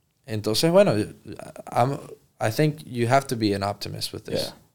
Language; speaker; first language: English; early bilingual, other home language; Spanish